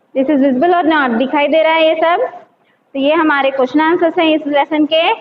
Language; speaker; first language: Hindi; non-native, local second language; Telugu